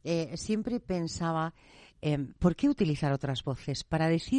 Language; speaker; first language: Spanish; native; Spanish